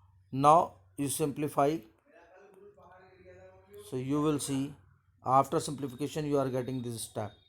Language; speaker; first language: English; non-native, local second language; Hindi